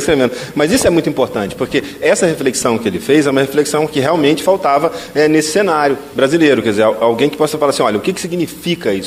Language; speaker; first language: Portuguese; native; Portuguese